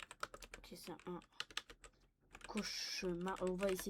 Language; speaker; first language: French; native; French